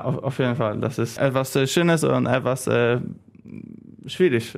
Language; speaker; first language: German; non-native, learner; Polish